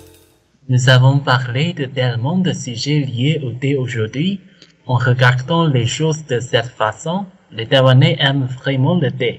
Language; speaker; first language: French; non-native, learner; Chinese